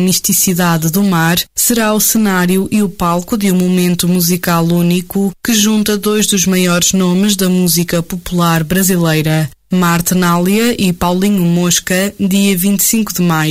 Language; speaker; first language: Portuguese; native; Portuguese